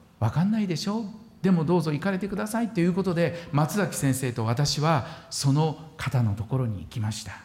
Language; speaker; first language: Japanese; native; Japanese